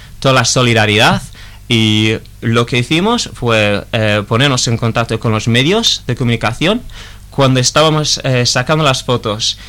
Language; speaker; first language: Spanish; non-native, fluent; English